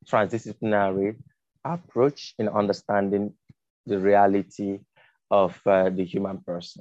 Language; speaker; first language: English; non-native, local second language; Igbo